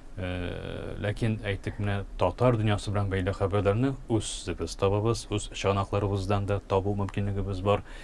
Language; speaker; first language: Tatar; early bilingual, heritage; Tatar